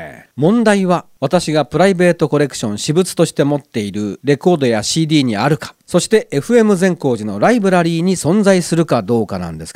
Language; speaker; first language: Japanese; native; Japanese